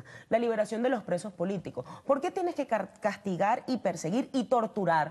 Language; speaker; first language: Spanish; native; Spanish